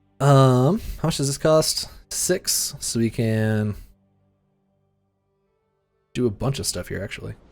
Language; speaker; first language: English; native; English